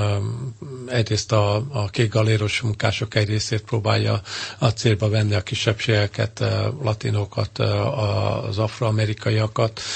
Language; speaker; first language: Hungarian; native; Hungarian